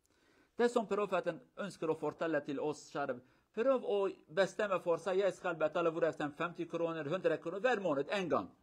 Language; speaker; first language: Norwegian; non-native, local second language; Kurdish